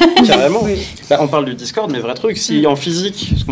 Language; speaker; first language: French; native; French